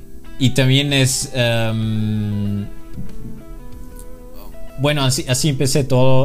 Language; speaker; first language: Spanish; non-native, fluent; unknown